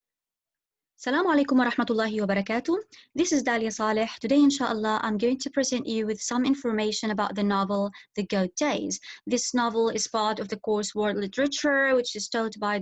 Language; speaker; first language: English; non-native, fluent; Arabic